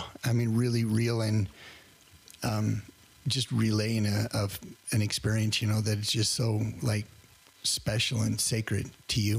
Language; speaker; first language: English; native; English